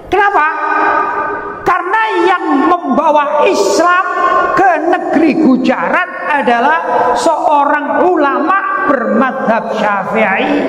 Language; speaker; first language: Indonesian; native; Indonesian